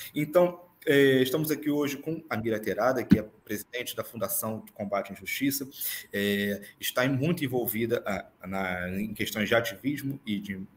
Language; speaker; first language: Portuguese; native; Portuguese